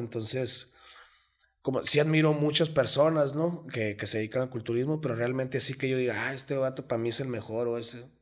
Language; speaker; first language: Spanish; native; Spanish